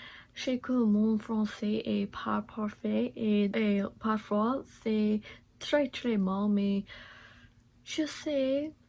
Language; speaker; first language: French; non-native, learner; English